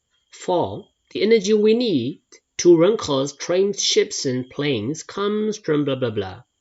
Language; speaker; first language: English; non-native, fluent; Burmese